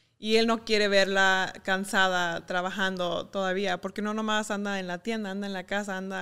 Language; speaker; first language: Spanish; early bilingual, heritage; Spanish